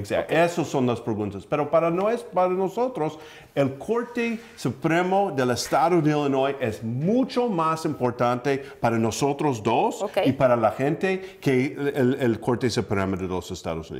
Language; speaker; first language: Spanish; early bilingual, heritage; English